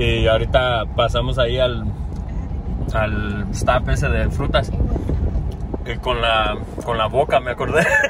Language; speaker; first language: Spanish; early bilingual, heritage; Spanish